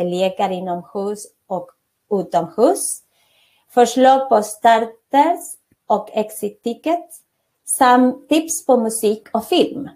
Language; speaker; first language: Swedish; non-native, fluent; Spanish